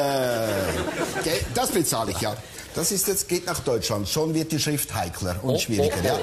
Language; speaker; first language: German; native; German